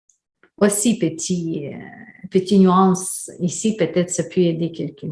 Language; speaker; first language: French; non-native, fluent; Ukrainian